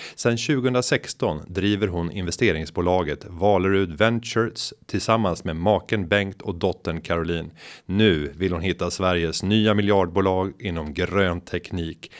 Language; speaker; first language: Swedish; native; Swedish